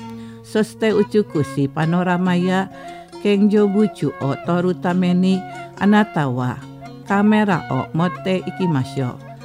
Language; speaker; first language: Japanese; non-native, fluent; Indonesian